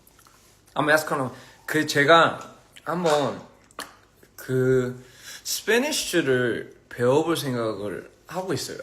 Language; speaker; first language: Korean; early bilingual, heritage; English